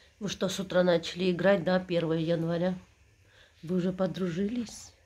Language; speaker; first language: Russian; native; Russian